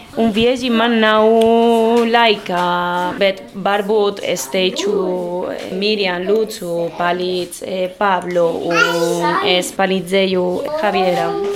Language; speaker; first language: Latvian; non-native, learner; Spanish